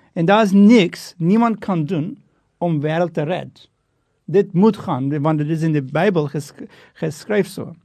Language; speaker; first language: Afrikaans; non-native, fluent; Turkish